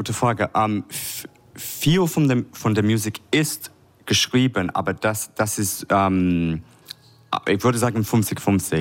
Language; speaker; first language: German; non-native, fluent; English